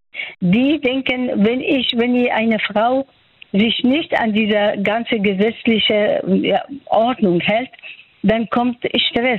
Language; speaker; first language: German; non-native, fluent; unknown